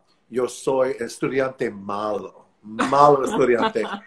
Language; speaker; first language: Spanish; non-native, learner; English